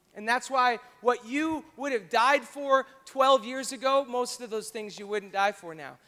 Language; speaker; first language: English; native; English